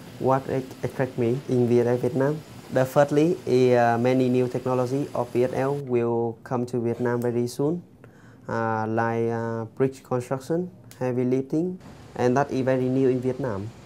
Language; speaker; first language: English; non-native, fluent; Vietnamese